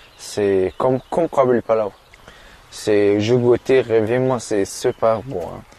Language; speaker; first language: French; non-native, learner; Persian